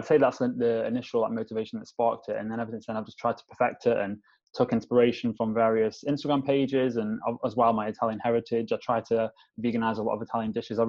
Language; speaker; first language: English; native; English